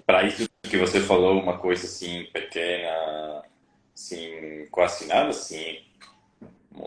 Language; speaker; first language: Portuguese; non-native, learner; Spanish